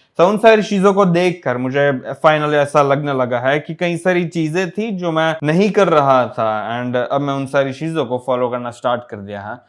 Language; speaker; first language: Hindi; non-native, local second language; Gujarati